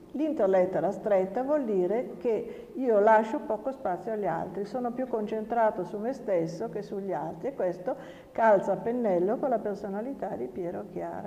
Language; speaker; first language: Italian; native; Italian